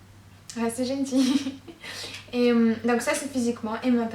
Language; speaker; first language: French; non-native, fluent; Russian